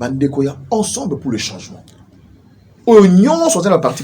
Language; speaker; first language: French; non-native, local second language; Lingala